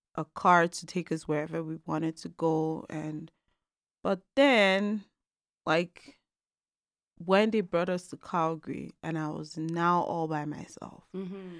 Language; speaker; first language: English; non-native, local second language; Igbo